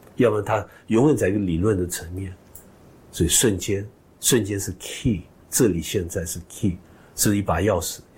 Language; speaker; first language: Chinese; native; Chinese